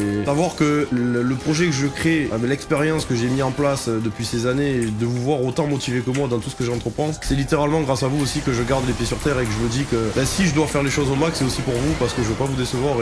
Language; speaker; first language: French; native; French